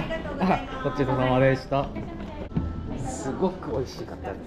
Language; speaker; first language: Japanese; non-native, learner; Korean